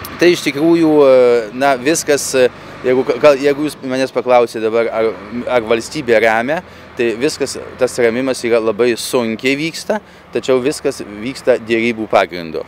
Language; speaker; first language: Lithuanian; native; Lithuanian